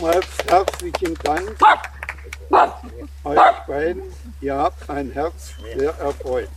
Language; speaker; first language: German; native; German